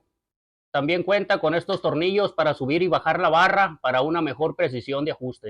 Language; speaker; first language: Spanish; native; Spanish